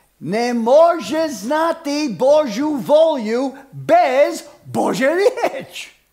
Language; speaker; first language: Croatian; early bilingual, heritage; Croatian